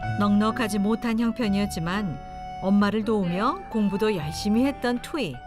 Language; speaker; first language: Korean; native; Korean